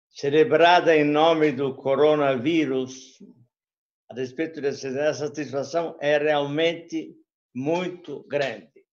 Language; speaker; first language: Portuguese; early bilingual, other home language; Italian